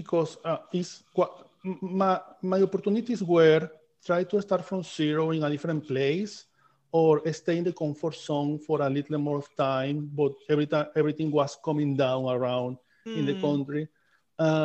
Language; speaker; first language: English; non-native, fluent; Spanish